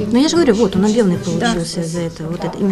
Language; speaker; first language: Russian; native; Russian